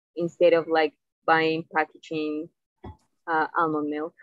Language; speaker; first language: English; non-native, fluent; Spanish